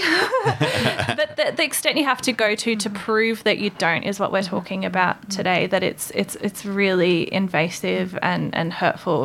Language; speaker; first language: English; native; English